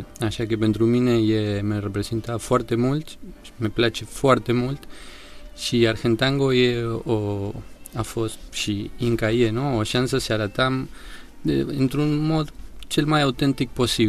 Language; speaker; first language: Romanian; non-native, learner; Spanish